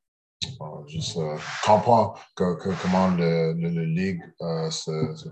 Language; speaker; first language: French; early bilingual, heritage; English